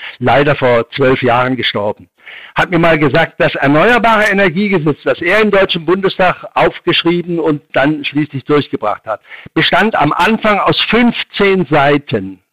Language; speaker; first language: German; native; German